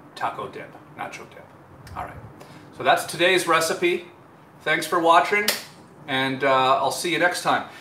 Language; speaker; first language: English; native; English